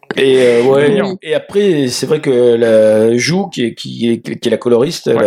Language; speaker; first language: French; native; French